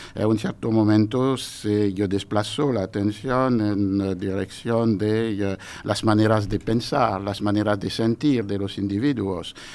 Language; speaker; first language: Spanish; non-native, fluent; French